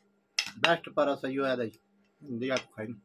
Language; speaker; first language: Filipino; non-native, learner; Urdu